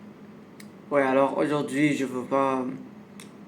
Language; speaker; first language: French; non-native, learner; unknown